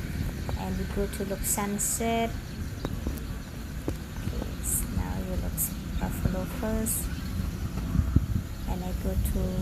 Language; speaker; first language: English; non-native, learner; Khmer